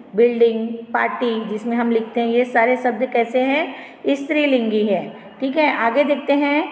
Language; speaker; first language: Hindi; non-native, local second language; Marathi